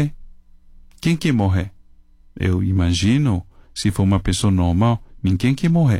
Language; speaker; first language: Portuguese; non-native, fluent; Chinese